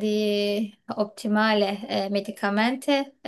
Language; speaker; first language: German; non-native, learner; Turkish